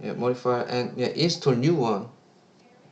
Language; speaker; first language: English; non-native, learner; Korean